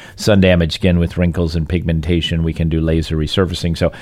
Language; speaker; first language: English; native; English